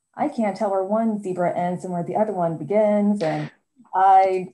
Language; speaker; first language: English; native; English